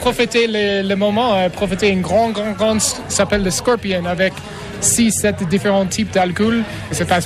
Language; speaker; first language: French; non-native, fluent; English